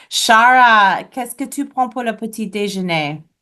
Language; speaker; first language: French; non-native, fluent; English